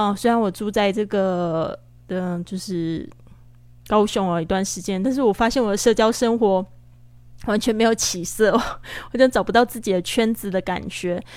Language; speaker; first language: Chinese; native; Chinese